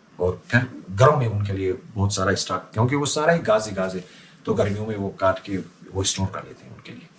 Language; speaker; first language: Urdu; non-native, local second language; Khowar